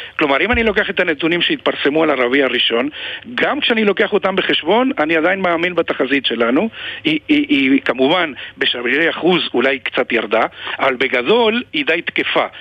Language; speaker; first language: Hebrew; non-native, fluent; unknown